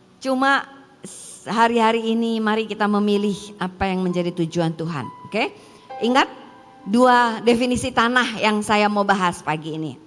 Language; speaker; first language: Indonesian; early bilingual, heritage; Indonesian